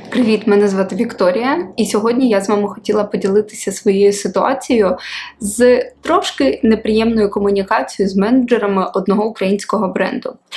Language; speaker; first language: Ukrainian; non-native, local second language; Russian